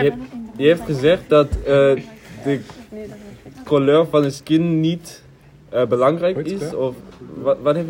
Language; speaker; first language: Dutch; non-native, learner; German